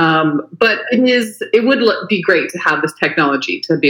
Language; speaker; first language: English; native; English